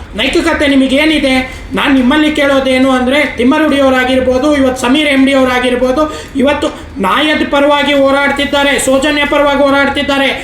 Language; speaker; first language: Kannada; non-native, local second language; Lambadi